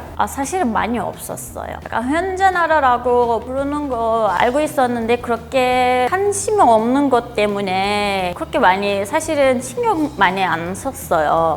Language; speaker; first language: Korean; non-native, fluent; Turkish